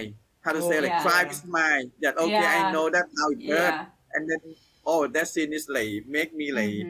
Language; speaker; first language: English; non-native, learner; Thai